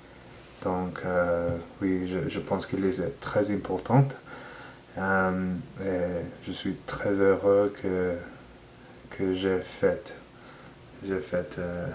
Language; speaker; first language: French; non-native, learner; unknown